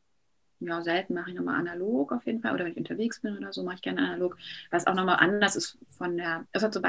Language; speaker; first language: German; native; German